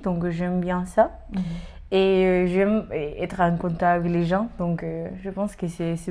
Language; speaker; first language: French; non-native, learner; Spanish